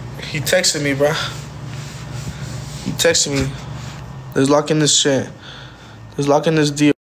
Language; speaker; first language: English; early bilingual, other home language; Spanish